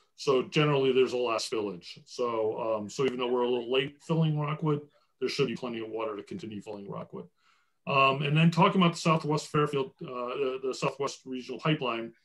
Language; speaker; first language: English; native; English